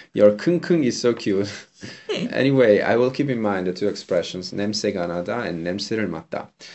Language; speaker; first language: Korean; non-native, fluent; English